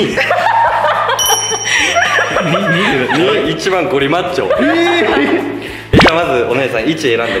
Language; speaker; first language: Japanese; native; Japanese